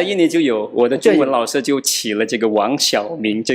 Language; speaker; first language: Chinese; non-native, fluent; Madurese